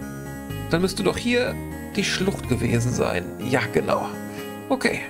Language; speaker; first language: German; native; German